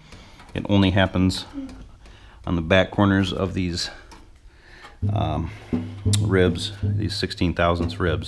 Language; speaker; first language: English; native; English